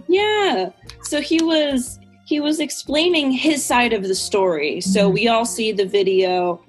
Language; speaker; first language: English; native; English